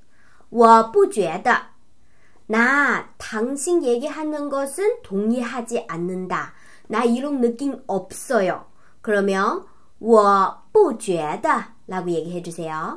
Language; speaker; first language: Korean; non-native, fluent; Chinese